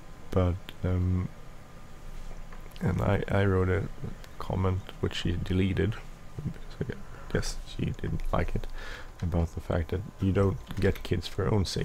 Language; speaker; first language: English; non-native, fluent; Swedish